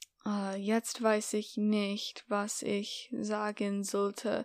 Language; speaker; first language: German; non-native, learner; English